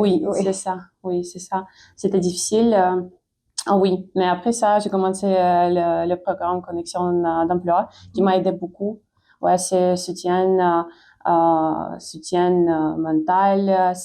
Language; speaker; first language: French; non-native, fluent; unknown